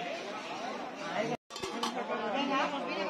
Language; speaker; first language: Spanish; native; Spanish